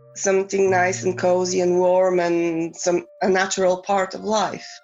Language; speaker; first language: English; non-native, fluent; Bulgarian